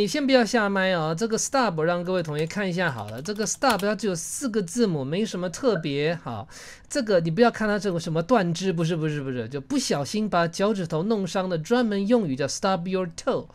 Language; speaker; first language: Chinese; native; Chinese